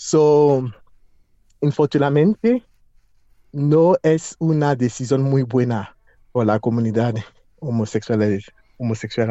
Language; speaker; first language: Spanish; non-native, fluent; English